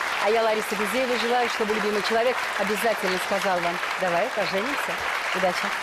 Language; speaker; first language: Russian; native; Russian